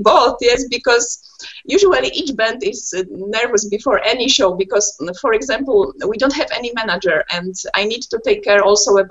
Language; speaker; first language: English; non-native, fluent; Polish